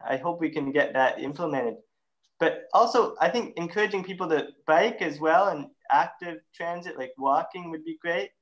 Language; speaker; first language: English; native; English